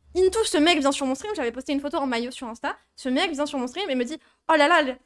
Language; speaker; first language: French; native; French